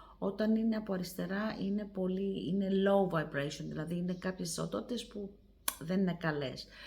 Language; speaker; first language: Greek; early bilingual, heritage; Greek